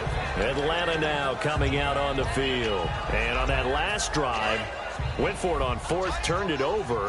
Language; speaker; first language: English; native; English